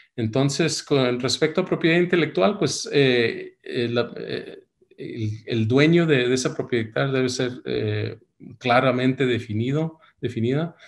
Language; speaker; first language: Spanish; early bilingual, heritage; Spanish